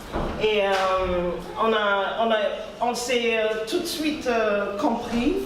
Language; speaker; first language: French; non-native, fluent; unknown